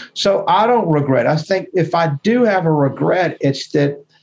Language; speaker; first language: English; native; English